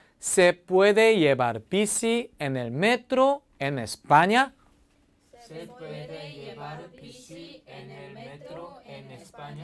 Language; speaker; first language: Spanish; non-native, fluent; Korean